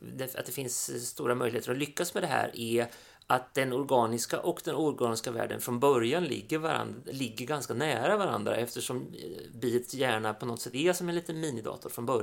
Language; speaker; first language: Swedish; native; Swedish